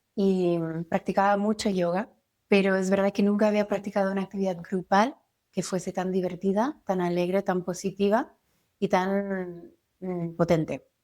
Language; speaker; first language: Spanish; non-native, fluent; French